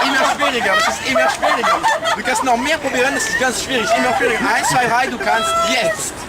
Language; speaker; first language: German; non-native, learner; French